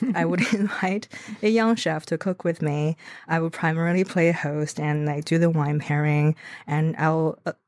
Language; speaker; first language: English; non-native, fluent; Chinese